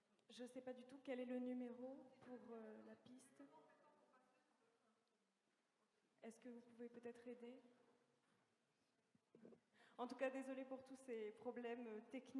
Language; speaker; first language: French; native; French